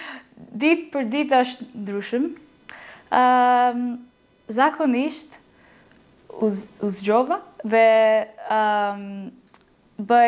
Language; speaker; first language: Albanian; non-native, learner; English